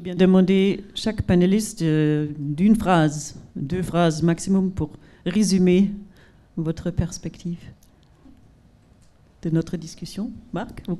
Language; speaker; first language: French; non-native, fluent; German